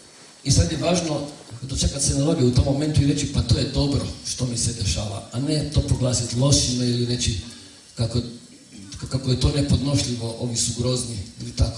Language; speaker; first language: Croatian; native; Croatian